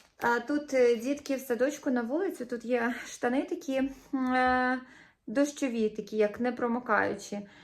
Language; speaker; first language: Ukrainian; native; Ukrainian